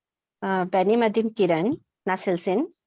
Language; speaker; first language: Turkish; non-native, learner; Urdu